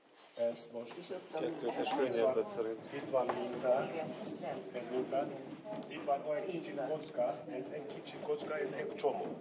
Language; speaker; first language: Hungarian; non-native, learner; Turkish